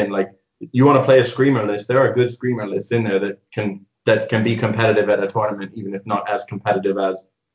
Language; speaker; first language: English; native; English